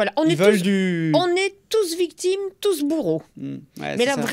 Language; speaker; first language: French; native; French